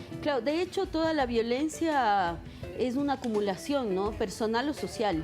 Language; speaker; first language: Spanish; native; Spanish